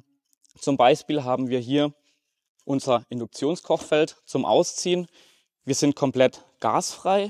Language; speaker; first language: German; native; German